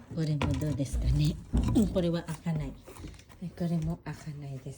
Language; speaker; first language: Japanese; non-native, learner; Filipino